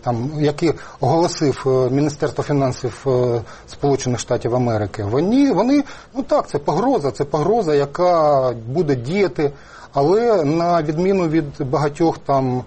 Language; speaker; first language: Ukrainian; native; Ukrainian